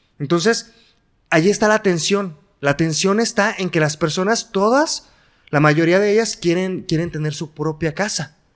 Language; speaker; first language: Spanish; native; Spanish